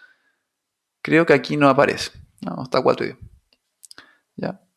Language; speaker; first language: Spanish; native; Spanish